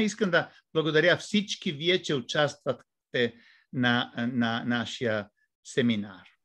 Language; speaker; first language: Bulgarian; non-native, fluent; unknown